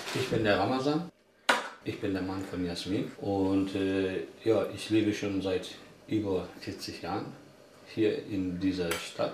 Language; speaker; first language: German; early bilingual, other home language; Turkish